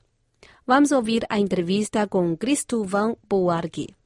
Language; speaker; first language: Portuguese; non-native, fluent; Chinese